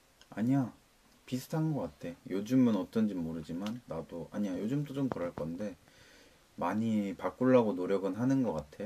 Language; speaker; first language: Korean; native; Korean